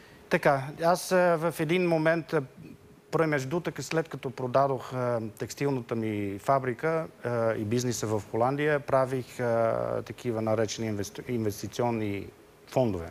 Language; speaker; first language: Bulgarian; non-native, fluent; Dutch